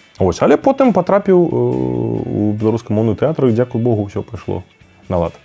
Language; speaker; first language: Belarusian; non-native, local second language; Russian